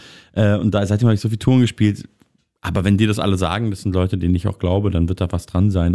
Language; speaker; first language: German; native; German